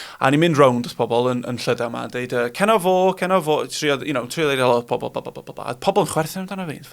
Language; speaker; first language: Welsh; non-native, local second language; English